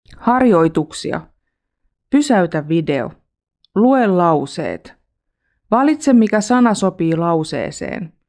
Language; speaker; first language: Finnish; non-native, fluent; Russian